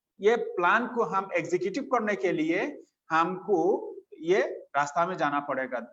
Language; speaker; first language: Hindi; non-native, fluent; Bangla